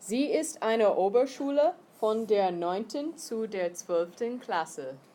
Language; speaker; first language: German; non-native, fluent; English